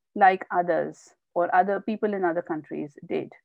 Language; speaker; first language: English; non-native, local second language; Hindi